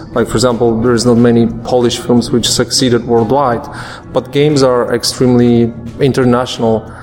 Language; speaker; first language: English; non-native, fluent; Polish